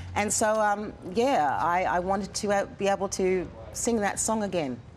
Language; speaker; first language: English; native; English